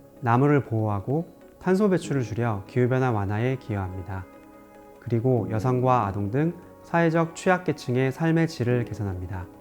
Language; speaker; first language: Korean; native; Korean